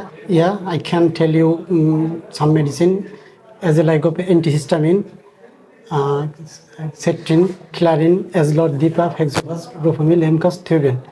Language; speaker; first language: English; non-native, learner; Bangla